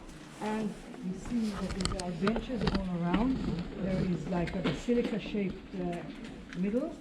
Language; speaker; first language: English; non-native, fluent; Hebrew